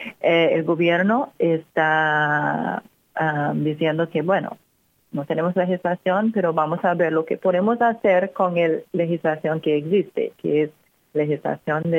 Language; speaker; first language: Spanish; non-native, fluent; English